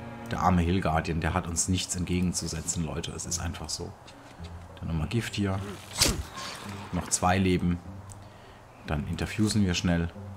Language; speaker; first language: German; native; German